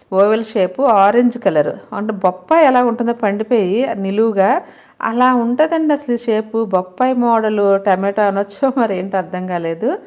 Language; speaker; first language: Telugu; native; Telugu